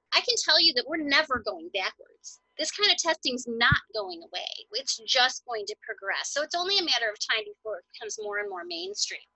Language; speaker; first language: English; native; English